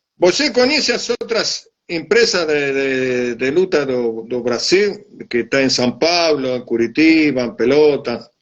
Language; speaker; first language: Portuguese; non-native, learner; Spanish